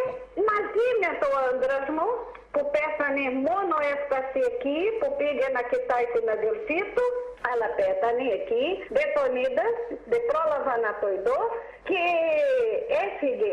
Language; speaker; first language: Greek; non-native, fluent; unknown